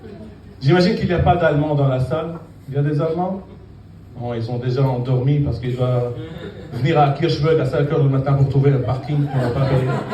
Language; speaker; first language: French; non-native, fluent; Arabic